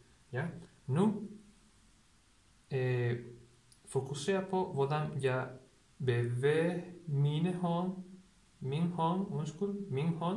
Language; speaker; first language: Danish; non-native, learner; Spanish